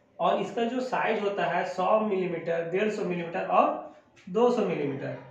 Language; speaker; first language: Hindi; native; Hindi